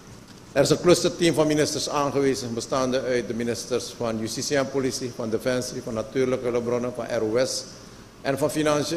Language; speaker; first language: Dutch; native; Dutch